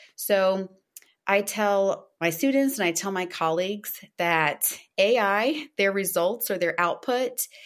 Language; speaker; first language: English; non-native, fluent; Portuguese